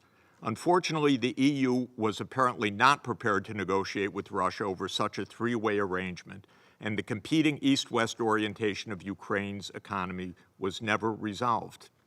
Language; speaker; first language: English; native; English